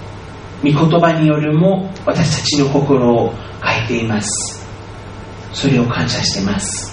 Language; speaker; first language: Japanese; non-native, fluent; English